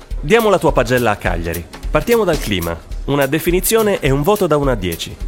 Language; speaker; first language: Italian; native; Italian